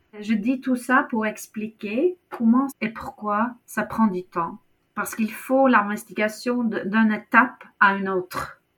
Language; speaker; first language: French; non-native, fluent; Norwegian